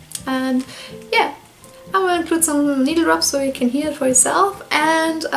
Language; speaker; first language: English; non-native, fluent; German